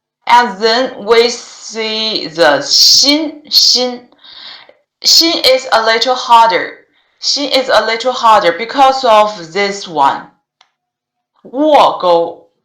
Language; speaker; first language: English; non-native, learner; Chinese